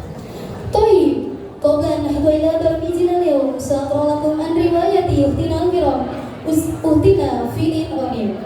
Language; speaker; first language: Arabic; non-native, learner; Indonesian